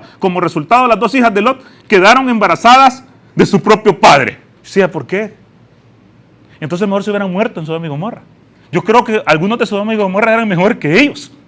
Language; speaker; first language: Spanish; native; Spanish